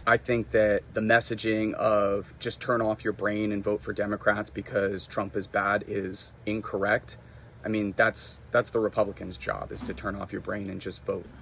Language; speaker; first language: English; native; English